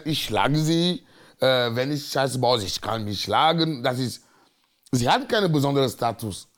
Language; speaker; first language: German; non-native, learner; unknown